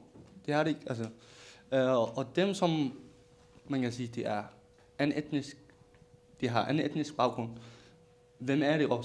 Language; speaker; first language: Danish; non-native, local second language; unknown